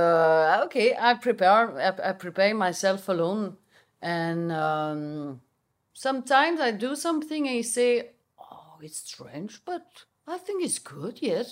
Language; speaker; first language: English; non-native, learner; French